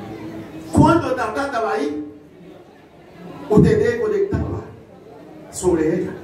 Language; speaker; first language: Spanish; non-native, learner; Haitian Creole